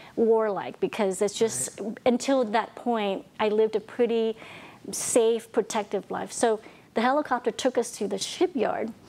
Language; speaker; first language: English; non-native, fluent; Vietnamese